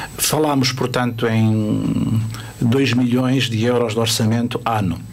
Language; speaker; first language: Portuguese; native; Portuguese